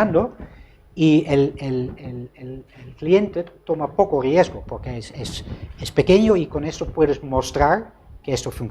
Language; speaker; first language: Spanish; non-native, fluent; Dutch